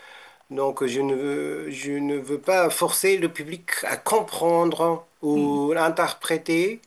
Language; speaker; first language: French; non-native, fluent; Japanese